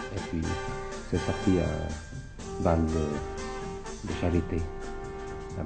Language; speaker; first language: French; early bilingual, other home language; Thai